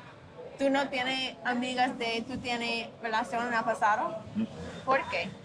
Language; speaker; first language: Spanish; non-native, learner; English